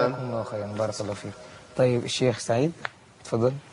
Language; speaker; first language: Arabic; native; Arabic